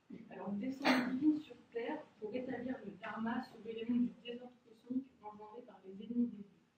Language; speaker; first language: French; native; French